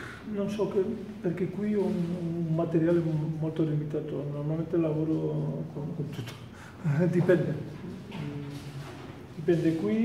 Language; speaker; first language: Italian; non-native, fluent; Spanish